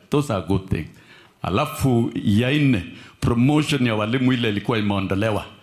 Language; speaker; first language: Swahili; non-native, local second language; Kalenjin